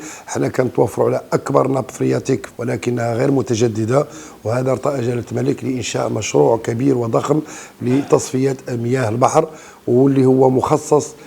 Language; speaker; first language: Arabic; native; Arabic